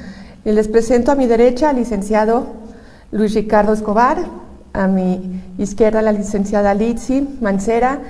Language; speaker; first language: Spanish; native; Spanish